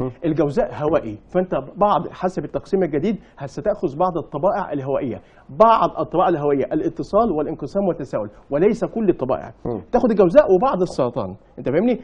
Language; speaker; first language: Arabic; native; Arabic